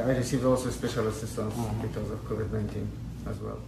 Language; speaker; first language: English; non-native, fluent; Persian